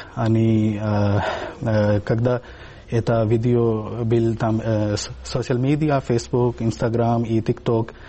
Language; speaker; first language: Russian; non-native, learner; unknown